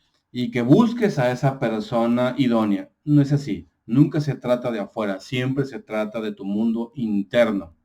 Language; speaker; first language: Spanish; native; Spanish